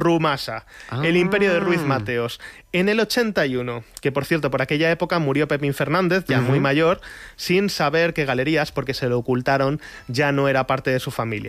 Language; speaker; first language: Spanish; native; Spanish